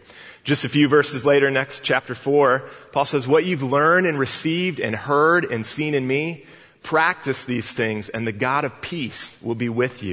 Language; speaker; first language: English; native; English